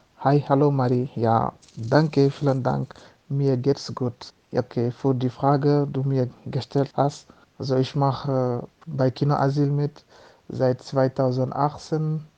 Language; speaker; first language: German; non-native, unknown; Wolof